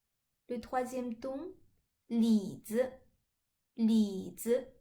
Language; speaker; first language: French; non-native, fluent; Chinese